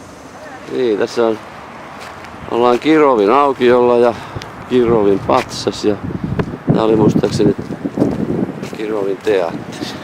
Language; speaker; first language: Finnish; native; Finnish